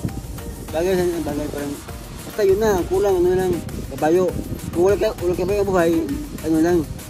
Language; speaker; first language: Filipino; non-native, local second language; Cebuano